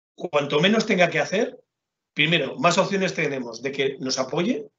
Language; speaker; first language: Spanish; native; Spanish